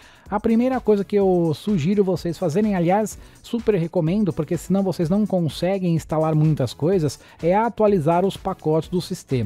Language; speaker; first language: Portuguese; native; Portuguese